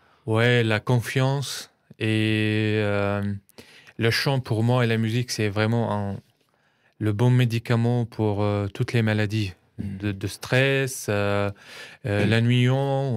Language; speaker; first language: French; non-native, fluent; Arabic